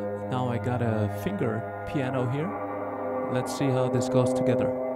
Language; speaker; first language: English; non-native, fluent; German